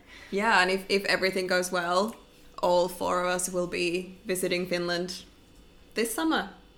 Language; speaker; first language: English; non-native, fluent; Finnish